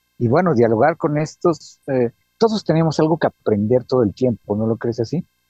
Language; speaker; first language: Spanish; native; Spanish